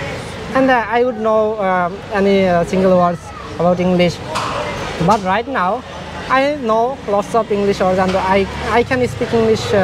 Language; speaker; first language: English; non-native, learner; Bangla